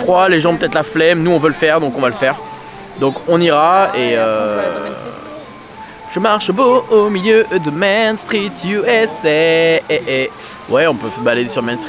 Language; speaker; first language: French; native; French